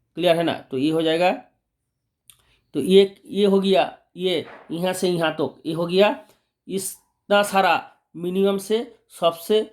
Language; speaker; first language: Hindi; non-native, local second language; Bangla